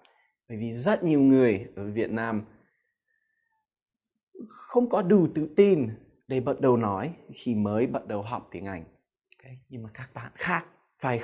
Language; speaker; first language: Vietnamese; non-native, fluent; English